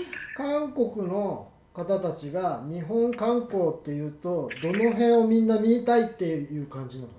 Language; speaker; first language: Japanese; native; Japanese